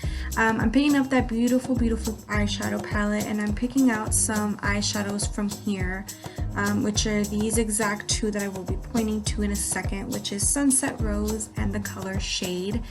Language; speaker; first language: English; native; English